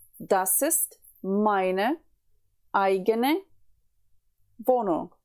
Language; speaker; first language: German; non-native, fluent; Ukrainian